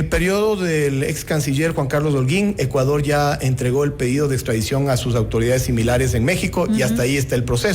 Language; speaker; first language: Spanish; native; Spanish